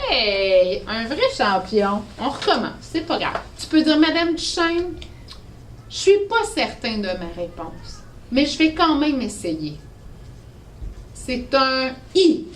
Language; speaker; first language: French; native; French